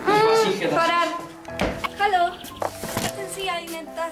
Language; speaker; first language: German; non-native, learner; Spanish